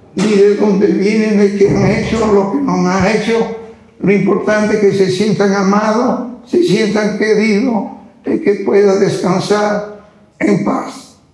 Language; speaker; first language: Spanish; non-native, fluent; Italian